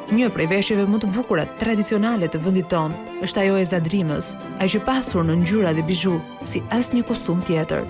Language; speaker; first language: Albanian; native; Albanian